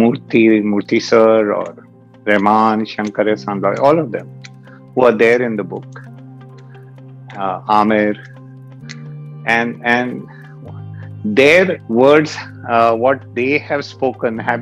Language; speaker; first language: English; non-native, local second language; Hindi